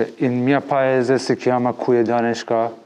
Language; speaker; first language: Italian; non-native, learner; Persian